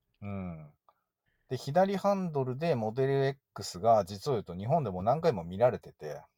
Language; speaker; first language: Japanese; native; Japanese